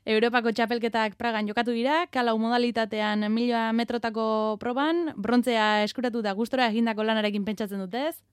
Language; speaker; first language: Basque; native; Basque